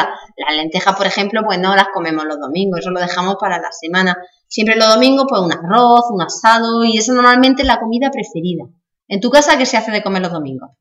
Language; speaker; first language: Spanish; native; Spanish